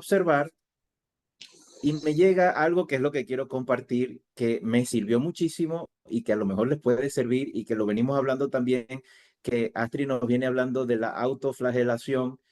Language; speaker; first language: Spanish; native; Spanish